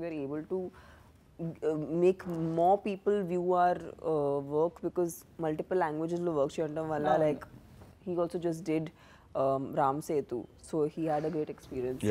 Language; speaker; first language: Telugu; non-native, local second language; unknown